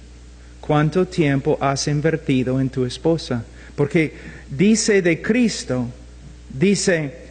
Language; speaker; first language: Spanish; non-native, fluent; English